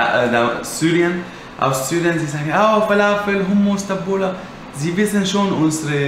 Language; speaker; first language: German; non-native, learner; Arabic